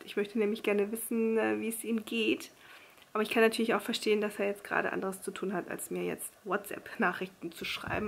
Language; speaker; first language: German; native; German